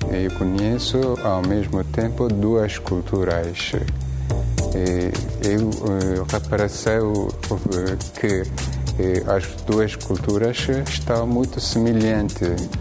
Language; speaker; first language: Portuguese; non-native, learner; Turkish